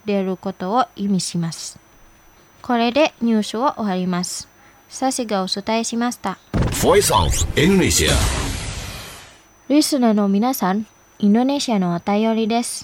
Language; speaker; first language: Japanese; non-native, fluent; Indonesian